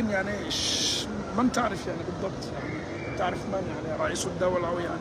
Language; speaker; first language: Arabic; non-native, learner; Bambara